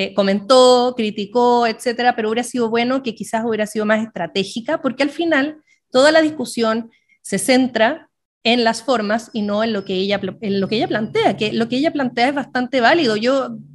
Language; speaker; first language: Spanish; native; Spanish